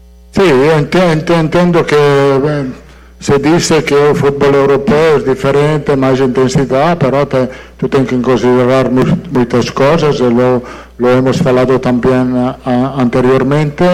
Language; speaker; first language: Portuguese; non-native, fluent; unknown